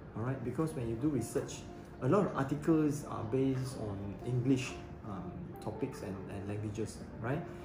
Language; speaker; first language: English; non-native, local second language; Chinese